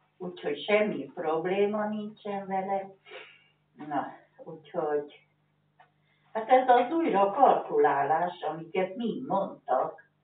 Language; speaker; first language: Hungarian; native; Hungarian